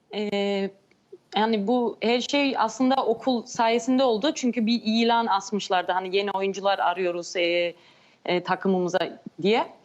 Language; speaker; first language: Turkish; early bilingual, heritage; Turkish